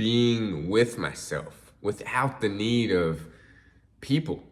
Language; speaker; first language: English; native; English